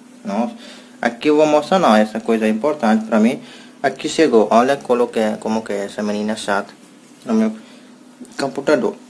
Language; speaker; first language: Portuguese; non-native, learner; Hindi